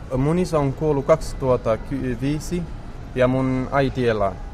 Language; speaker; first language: Finnish; non-native, learner; Romany